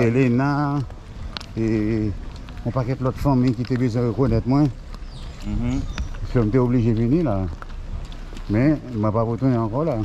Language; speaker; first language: French; non-native, local second language; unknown